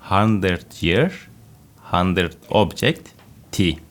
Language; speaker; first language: English; non-native, fluent; Turkish